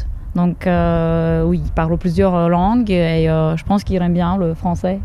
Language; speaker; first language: French; non-native, fluent; Slovak